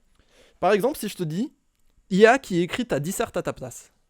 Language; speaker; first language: French; native; French